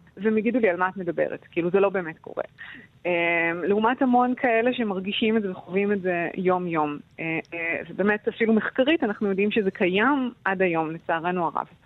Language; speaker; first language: Hebrew; native; Hebrew